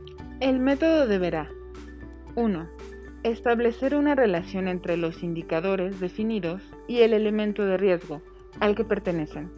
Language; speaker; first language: Spanish; native; Spanish